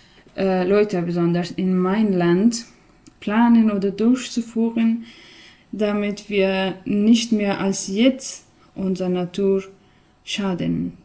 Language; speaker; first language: German; non-native, learner; Persian